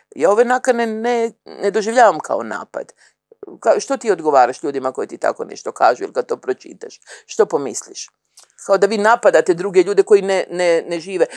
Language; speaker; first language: Croatian; native; Croatian